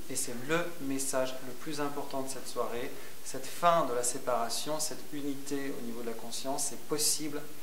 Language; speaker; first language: French; native; French